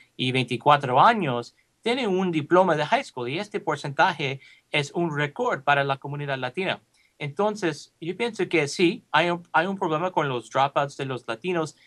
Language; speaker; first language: Spanish; early bilingual, heritage; Spanish